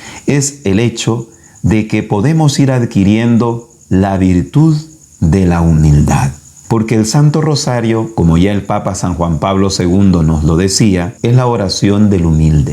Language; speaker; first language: Spanish; native; Spanish